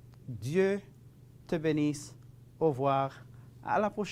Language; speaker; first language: French; non-native, fluent; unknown